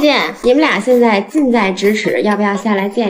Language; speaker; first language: Chinese; native; Chinese